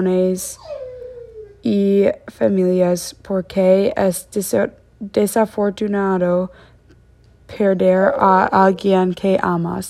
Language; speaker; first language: Spanish; non-native, learner; English